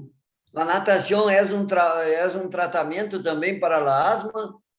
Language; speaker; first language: Spanish; non-native, learner; Portuguese